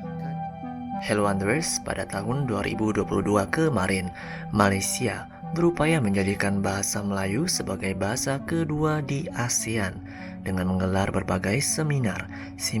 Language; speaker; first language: Indonesian; native; Indonesian